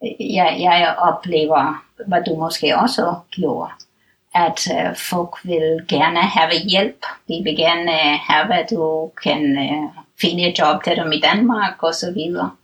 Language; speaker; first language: Danish; non-native, fluent; English